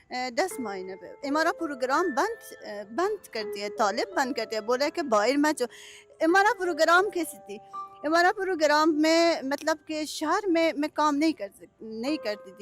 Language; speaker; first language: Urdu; non-native, learner; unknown